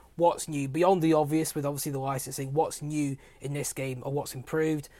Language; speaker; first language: English; native; English